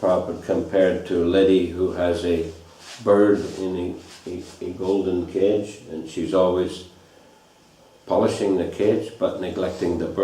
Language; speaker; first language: English; non-native, fluent; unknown